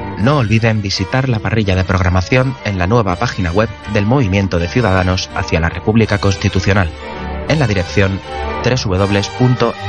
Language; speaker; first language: Spanish; native; Spanish